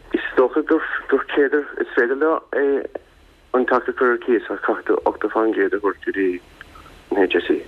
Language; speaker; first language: Irish; native; Irish